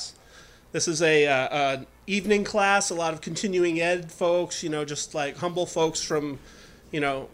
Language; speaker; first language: English; native; English